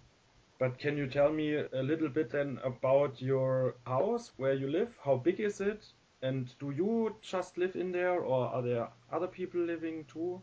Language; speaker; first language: English; non-native, fluent; German